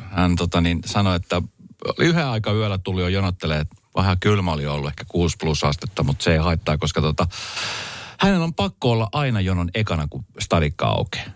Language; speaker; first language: Finnish; early bilingual, other home language; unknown